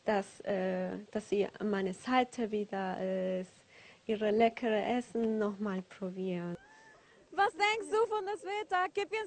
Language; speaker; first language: German; non-native, learner; Spanish